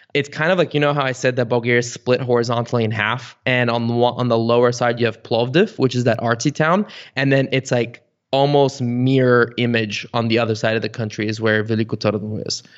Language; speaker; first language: English; early bilingual, other home language; Bulgarian